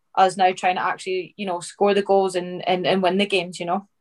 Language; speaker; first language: English; native; English